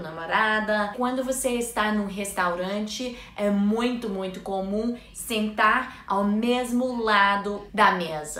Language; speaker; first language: Portuguese; non-native, learner; English